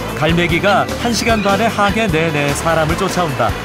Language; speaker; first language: Korean; native; Korean